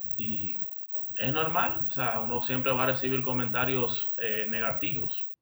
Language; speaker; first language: Spanish; native; Spanish